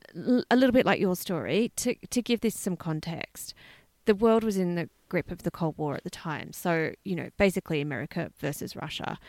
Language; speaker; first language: English; native; English